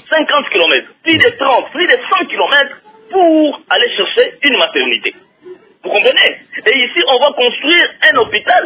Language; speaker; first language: French; non-native, local second language; Lingala